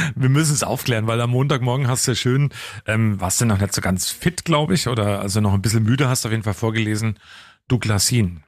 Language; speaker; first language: German; native; German